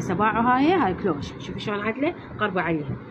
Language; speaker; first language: Arabic; native; Arabic